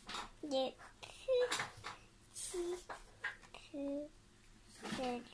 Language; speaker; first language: French; native; French